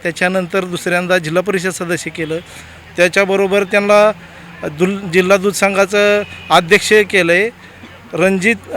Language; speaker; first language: Marathi; native; Marathi